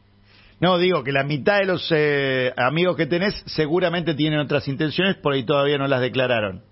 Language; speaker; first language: Spanish; native; Spanish